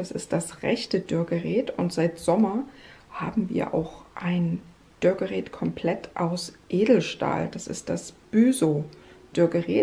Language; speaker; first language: German; native; German